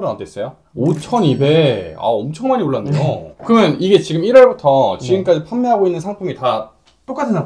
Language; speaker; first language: Korean; native; Korean